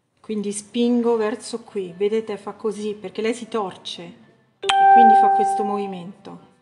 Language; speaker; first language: Italian; native; Italian